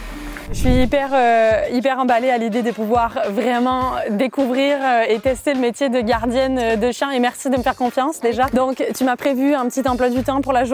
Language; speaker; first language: French; native; French